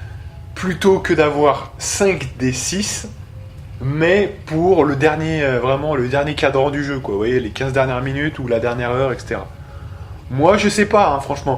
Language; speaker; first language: French; native; French